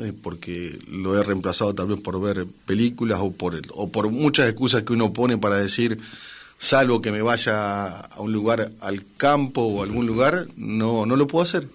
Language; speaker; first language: Spanish; native; Spanish